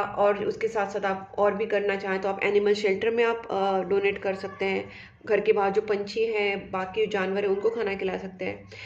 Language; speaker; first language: Hindi; non-native, local second language; Marathi